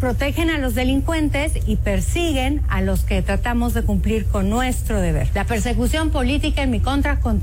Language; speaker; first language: Spanish; native; Spanish